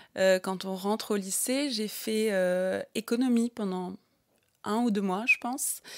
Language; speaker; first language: French; early bilingual, other home language; German